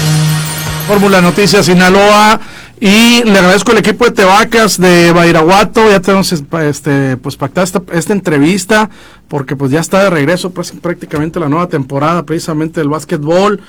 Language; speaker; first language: Spanish; native; Spanish